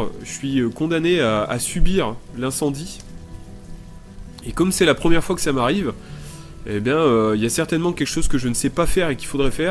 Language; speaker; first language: French; native; French